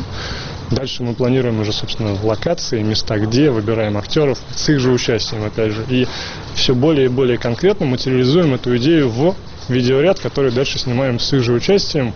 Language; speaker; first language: Russian; native; Russian